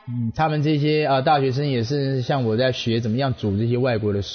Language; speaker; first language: Chinese; native; Chinese